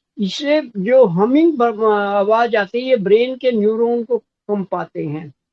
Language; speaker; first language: Hindi; non-native, local second language; Marathi